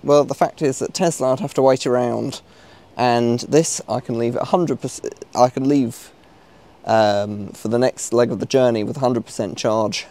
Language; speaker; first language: English; native; English